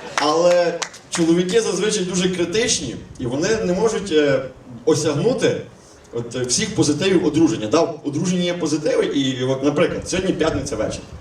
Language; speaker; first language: Ukrainian; native; Ukrainian